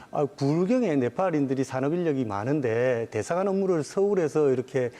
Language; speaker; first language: Korean; native; Korean